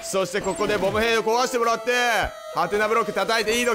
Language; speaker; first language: Japanese; native; Japanese